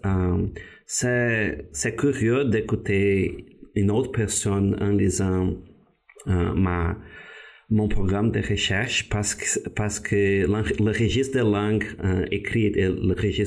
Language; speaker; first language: French; non-native, fluent; Portuguese